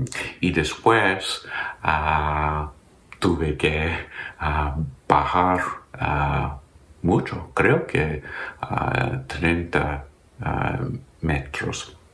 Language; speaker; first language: Spanish; non-native, learner; English